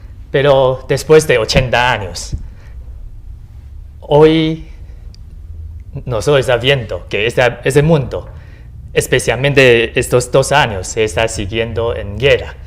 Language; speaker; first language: Spanish; non-native, learner; Chinese